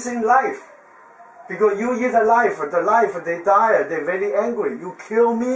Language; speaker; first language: English; non-native, learner; Chinese